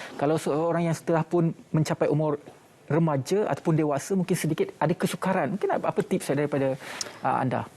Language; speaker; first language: Malay; native; Malay